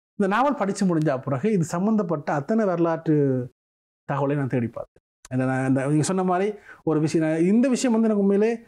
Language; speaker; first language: Tamil; native; Tamil